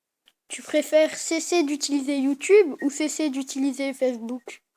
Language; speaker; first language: French; native; French